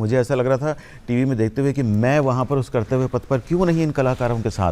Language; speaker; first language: Hindi; native; Hindi